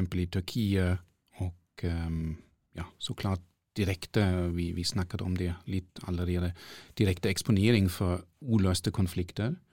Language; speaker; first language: Norwegian; non-native, fluent; German